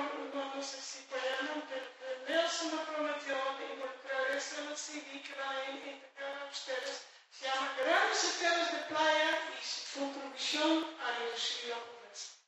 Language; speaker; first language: Spanish; non-native, fluent; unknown